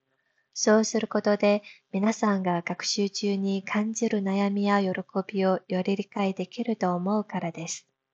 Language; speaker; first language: Japanese; non-native, fluent; Chinese